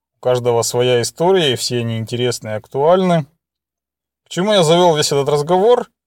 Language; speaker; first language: Russian; native; Russian